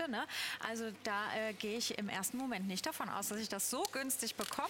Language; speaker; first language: German; native; German